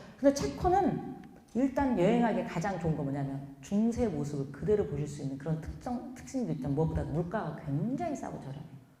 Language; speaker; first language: Korean; native; Korean